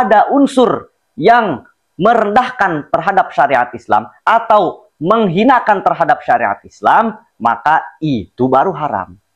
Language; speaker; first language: Indonesian; native; Indonesian